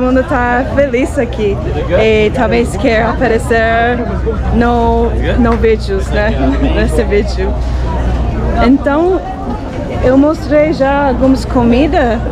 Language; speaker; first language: Portuguese; non-native, fluent; English